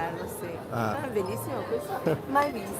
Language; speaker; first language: Italian; non-native, learner; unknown